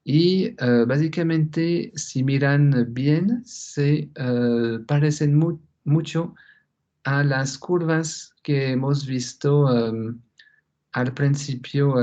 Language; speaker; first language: Spanish; non-native, fluent; French